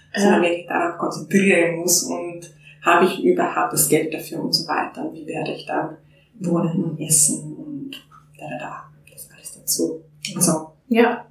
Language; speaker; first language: German; non-native, fluent; Finnish